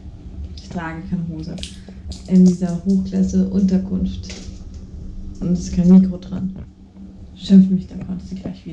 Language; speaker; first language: German; native; German